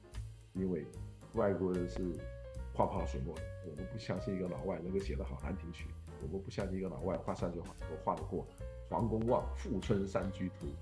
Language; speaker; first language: Chinese; non-native, local second language; Cantonese